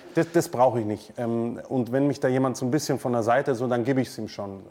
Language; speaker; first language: German; native; German